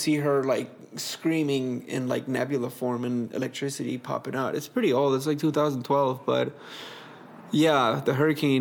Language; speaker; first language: English; early bilingual, other home language; Spanish